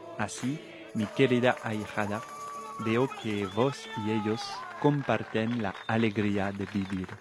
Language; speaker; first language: Spanish; non-native, fluent; French